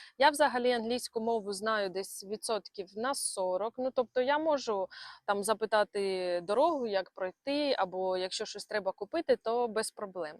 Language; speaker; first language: Ukrainian; non-native, local second language; Russian